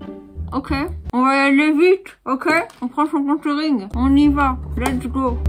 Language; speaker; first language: French; native; French